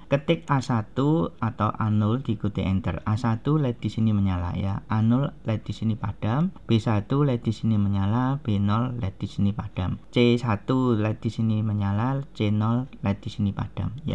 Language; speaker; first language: Indonesian; native; Indonesian